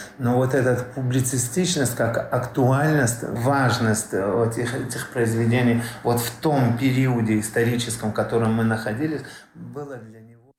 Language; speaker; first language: Russian; non-native, local second language; Tajik